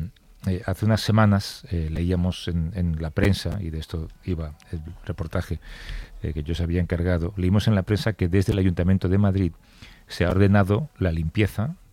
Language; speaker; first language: Spanish; native; Spanish